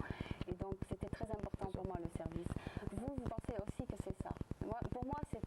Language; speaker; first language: French; native; French